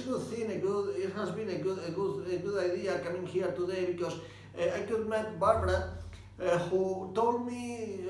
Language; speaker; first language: English; non-native, fluent; Spanish